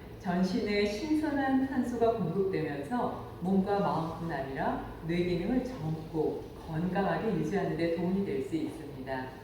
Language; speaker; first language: Korean; native; Korean